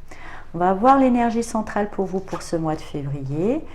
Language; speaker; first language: French; native; French